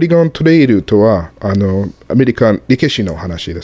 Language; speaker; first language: Japanese; non-native, fluent; English